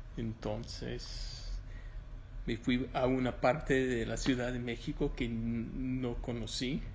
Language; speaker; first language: Spanish; non-native, learner; English